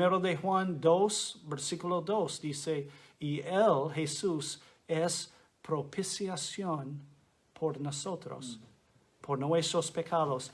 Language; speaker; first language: Spanish; non-native, fluent; English